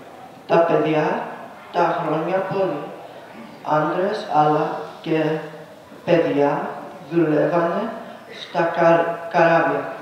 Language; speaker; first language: Greek; early bilingual, heritage; Greek